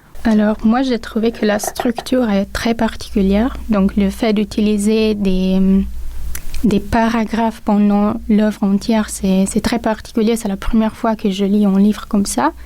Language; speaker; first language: French; non-native, local second language; Italian